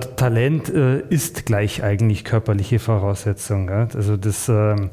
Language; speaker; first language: German; native; German